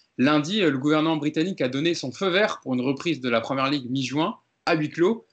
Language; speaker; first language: French; native; French